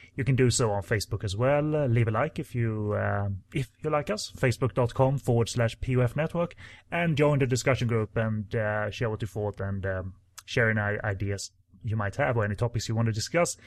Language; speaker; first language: English; non-native, fluent; Swedish